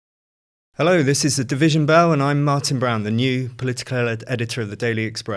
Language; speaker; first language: English; native; English